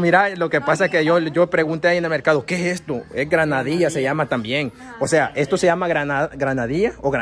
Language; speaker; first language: Spanish; native; Spanish